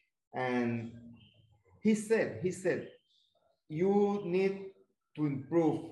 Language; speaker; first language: English; non-native, learner; Spanish